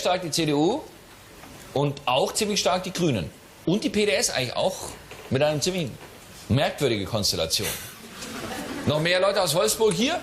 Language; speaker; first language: German; native; German